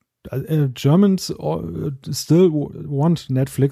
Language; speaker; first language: English; non-native, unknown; German